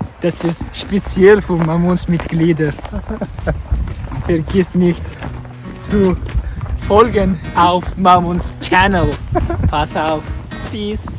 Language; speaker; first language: German; non-native, learner; Bangla